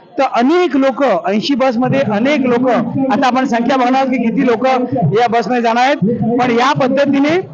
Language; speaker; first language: Marathi; native; Marathi